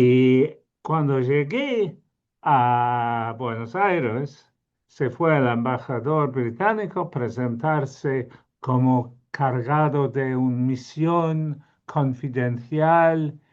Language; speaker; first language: Spanish; non-native, fluent; English